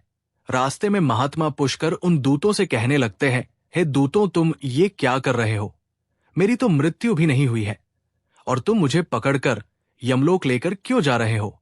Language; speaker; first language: Hindi; native; Hindi